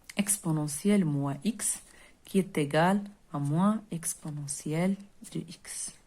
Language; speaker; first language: French; non-native, local second language; Arabic